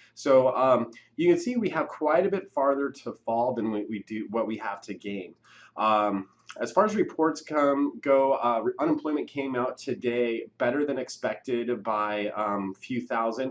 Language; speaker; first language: English; native; English